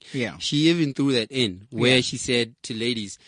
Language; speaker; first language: English; non-native, local second language; Southern Sotho